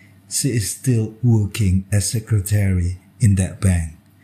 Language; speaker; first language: English; non-native, fluent; Indonesian